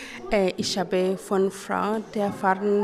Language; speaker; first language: German; non-native, learner; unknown